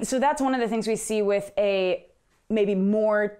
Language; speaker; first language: English; native; English